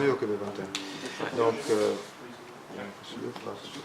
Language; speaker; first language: French; non-native, learner; Italian